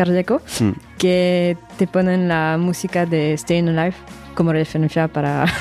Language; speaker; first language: Spanish; non-native, fluent; French